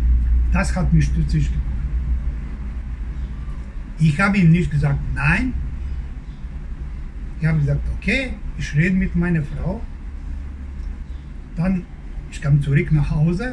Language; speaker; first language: German; non-native, learner; Croatian